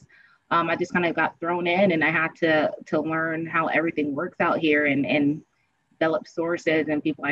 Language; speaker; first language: English; native; English